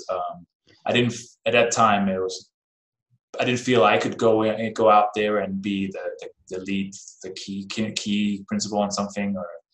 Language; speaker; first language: English; non-native, fluent; Danish